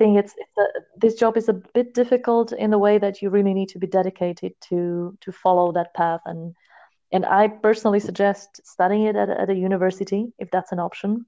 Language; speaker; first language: English; non-native, fluent; Slovak